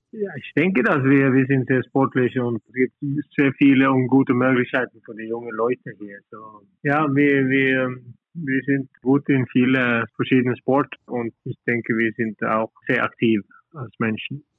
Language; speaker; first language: German; non-native, learner; Norwegian